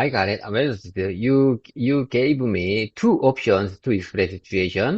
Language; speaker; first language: English; non-native, learner; Korean